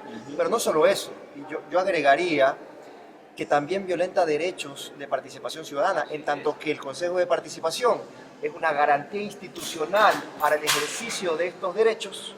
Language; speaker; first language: Spanish; native; Spanish